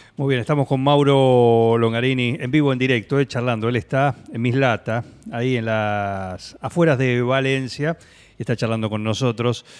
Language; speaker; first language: Spanish; native; Spanish